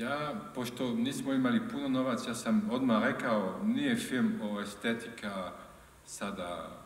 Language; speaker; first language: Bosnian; non-native, learner; French